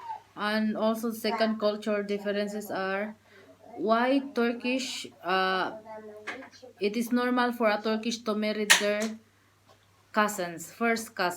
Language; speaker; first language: English; non-native, learner; Filipino